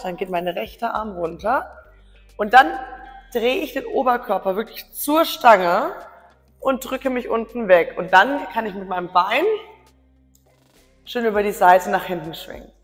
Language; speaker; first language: German; native; German